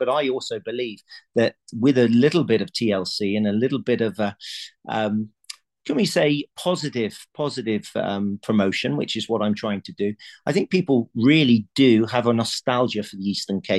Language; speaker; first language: English; native; English